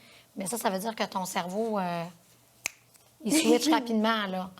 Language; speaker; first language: French; native; French